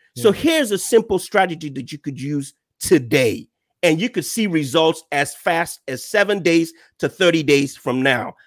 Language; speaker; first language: English; non-native, local second language; Yoruba